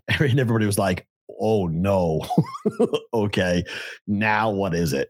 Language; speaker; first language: English; native; English